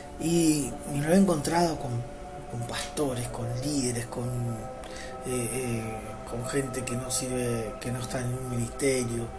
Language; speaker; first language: Spanish; native; Spanish